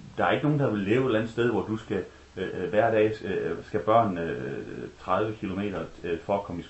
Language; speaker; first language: Danish; native; Danish